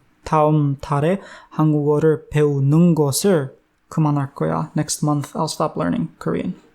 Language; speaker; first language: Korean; non-native, fluent; English